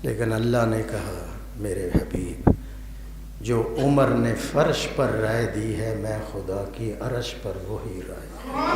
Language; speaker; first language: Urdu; non-native, local second language; Punjabi